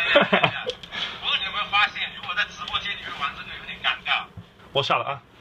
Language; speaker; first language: Chinese; non-native, learner; English